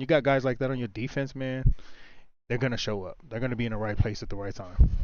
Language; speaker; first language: English; native; English